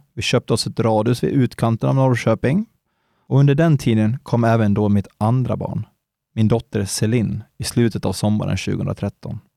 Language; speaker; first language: Swedish; native; Swedish